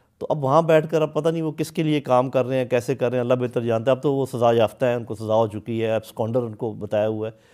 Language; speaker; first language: Urdu; native; Urdu